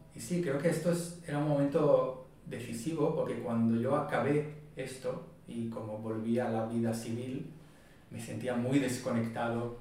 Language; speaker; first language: Spanish; non-native, fluent; Hebrew